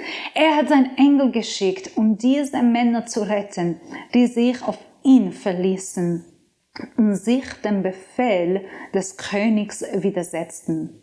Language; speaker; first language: German; non-native, fluent; Persian